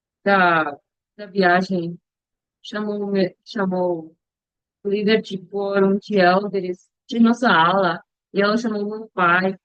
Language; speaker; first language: Portuguese; non-native, learner; Spanish